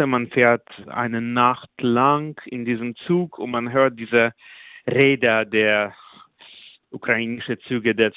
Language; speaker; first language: German; non-native, fluent; Russian